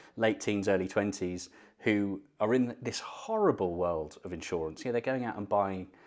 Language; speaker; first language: English; native; English